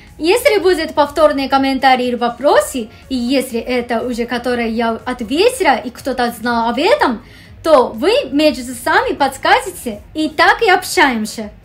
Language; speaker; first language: Russian; non-native, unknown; Japanese